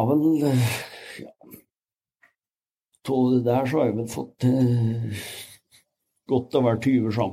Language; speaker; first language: Norwegian; native; Norwegian